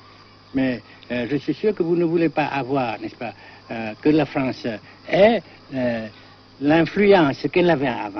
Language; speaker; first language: French; non-native, fluent; Vietnamese